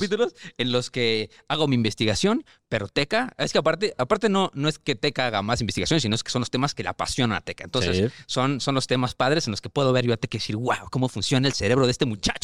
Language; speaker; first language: Spanish; native; Spanish